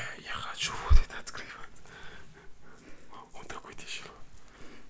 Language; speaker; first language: Russian; non-native, learner; French